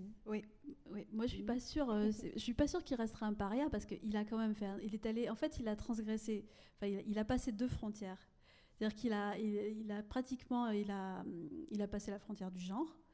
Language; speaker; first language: French; native; French